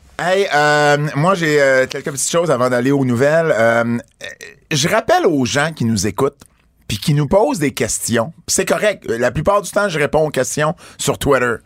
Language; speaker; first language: French; native; French